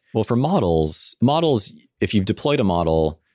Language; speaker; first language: English; native; English